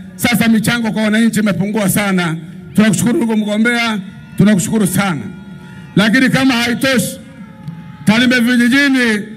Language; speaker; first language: Swahili; non-native, local second language; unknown